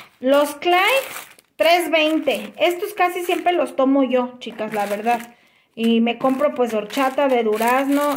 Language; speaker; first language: Spanish; native; Spanish